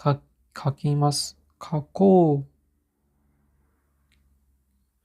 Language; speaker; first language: Japanese; non-native, learner; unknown